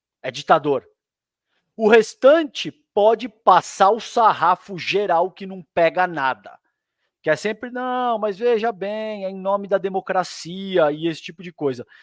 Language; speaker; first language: Portuguese; native; Portuguese